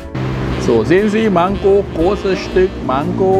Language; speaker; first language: German; non-native, learner; Thai